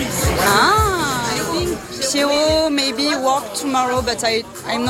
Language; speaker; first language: English; non-native, learner; French